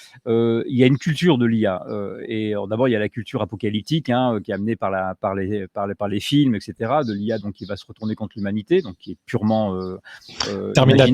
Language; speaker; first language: French; native; French